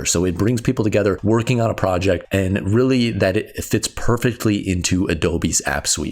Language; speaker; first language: English; native; English